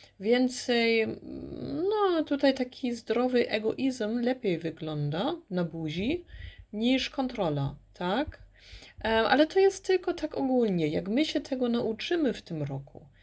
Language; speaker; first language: Polish; early bilingual, heritage; Polish